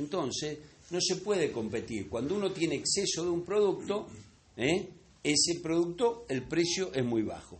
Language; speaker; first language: Spanish; native; Spanish